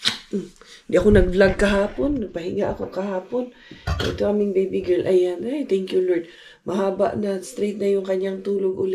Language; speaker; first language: Filipino; non-native, local second language; Cebuano